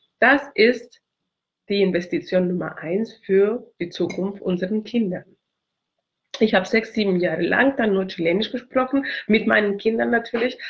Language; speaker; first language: German; non-native, fluent; Spanish